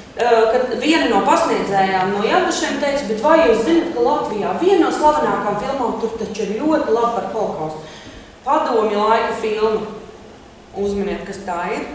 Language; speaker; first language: Latvian; non-native, local second language; Russian